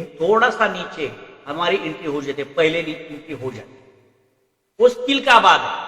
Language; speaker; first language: Hindi; non-native, local second language; Marathi